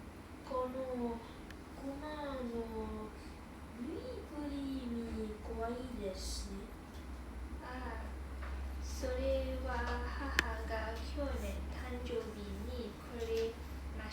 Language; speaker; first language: Japanese; non-native, learner; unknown